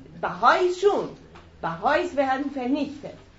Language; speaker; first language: German; non-native, fluent; Persian